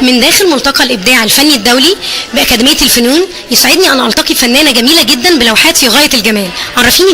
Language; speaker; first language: Arabic; native; Arabic